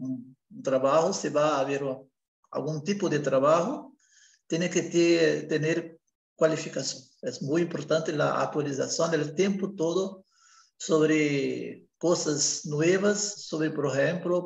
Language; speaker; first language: Spanish; non-native, learner; Portuguese